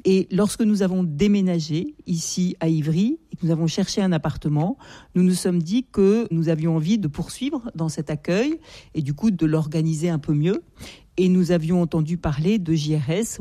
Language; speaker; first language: French; native; French